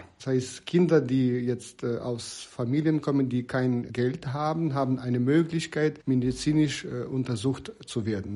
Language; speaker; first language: German; non-native, fluent; Ukrainian